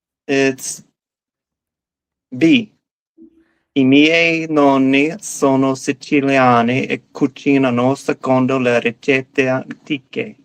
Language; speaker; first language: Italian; non-native, learner; English